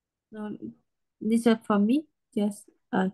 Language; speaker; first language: English; non-native, learner; Vietnamese